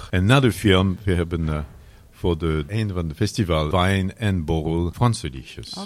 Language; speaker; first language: Dutch; non-native, learner; French